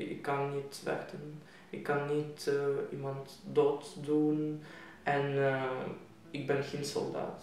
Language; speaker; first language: Dutch; non-native, learner; Russian